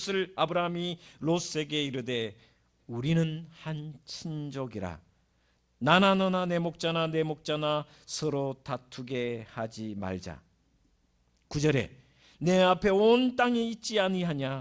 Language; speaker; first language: Korean; native; Korean